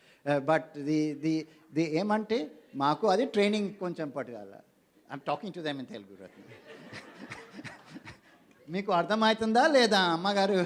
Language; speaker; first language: Telugu; non-native, learner; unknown